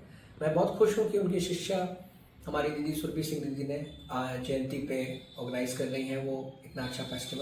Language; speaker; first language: Hindi; native; Hindi